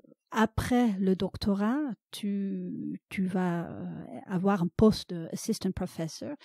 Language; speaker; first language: French; non-native, fluent; Dutch